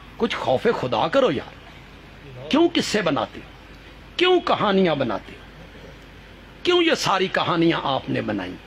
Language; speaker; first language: Urdu; non-native, local second language; Punjabi